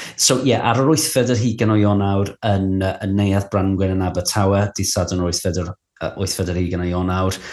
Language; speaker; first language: Welsh; non-native, local second language; English